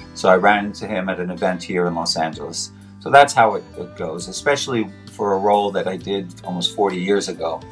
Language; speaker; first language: English; native; English